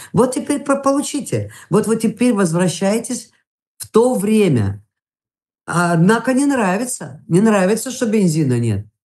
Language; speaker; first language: Russian; non-native, local second language; Latvian